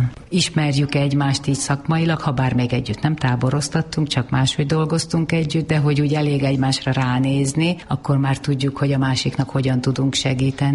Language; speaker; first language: Hungarian; native; Hungarian